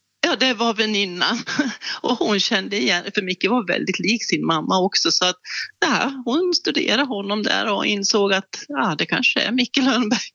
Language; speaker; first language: Swedish; native; Swedish